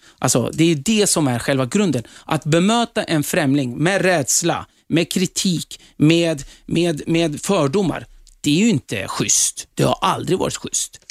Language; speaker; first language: Swedish; early bilingual, other home language; Kurdish